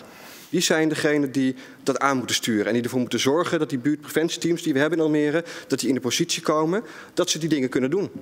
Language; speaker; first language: Dutch; native; Dutch